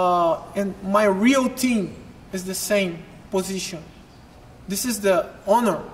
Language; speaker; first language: English; non-native, learner; Portuguese